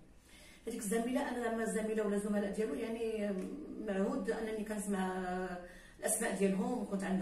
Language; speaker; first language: Arabic; native; Arabic